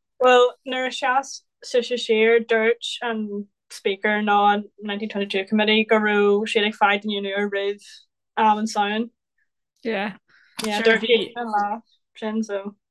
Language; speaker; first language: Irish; non-native, local second language; English